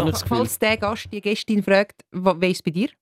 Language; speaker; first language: German; native; German